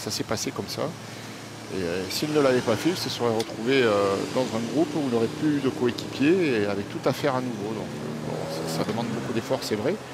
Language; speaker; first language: French; native; French